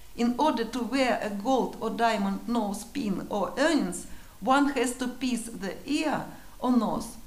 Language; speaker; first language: English; non-native, learner; Russian